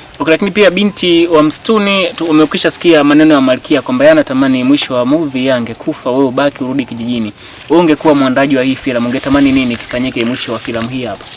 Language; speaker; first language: Swahili; native; Swahili